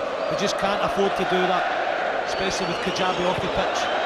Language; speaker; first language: English; native; English